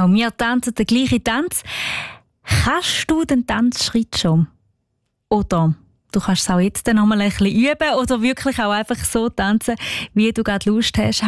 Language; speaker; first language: German; native; German